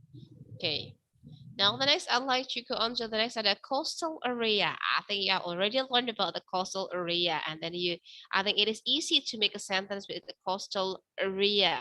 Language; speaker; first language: English; non-native, fluent; Indonesian